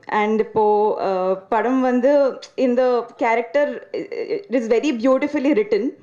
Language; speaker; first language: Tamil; non-native, learner; Telugu